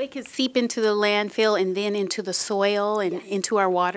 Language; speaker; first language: English; native; English